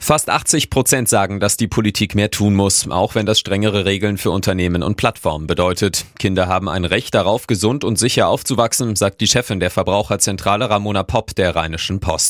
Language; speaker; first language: German; native; German